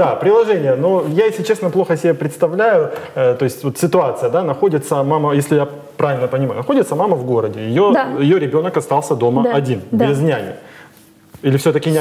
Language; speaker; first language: Russian; native; Russian